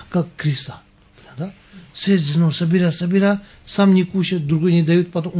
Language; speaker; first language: Russian; non-native, learner; Tibetan